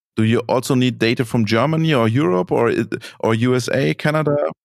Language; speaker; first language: English; non-native, fluent; German